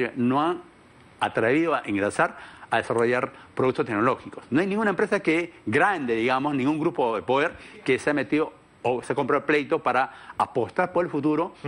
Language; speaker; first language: Spanish; native; Spanish